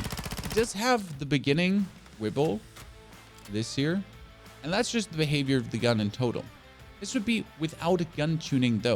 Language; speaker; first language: English; non-native, fluent; German